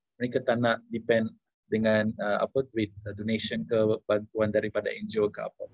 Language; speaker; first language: Malay; native; Malay